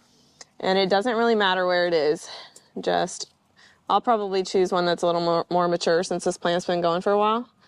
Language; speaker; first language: English; native; English